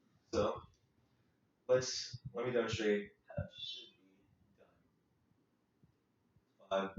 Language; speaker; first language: English; native; English